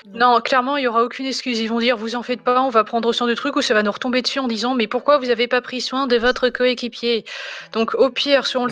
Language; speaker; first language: French; native; French